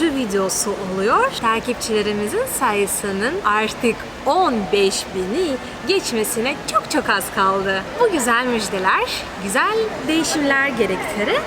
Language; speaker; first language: Turkish; non-native, fluent; Russian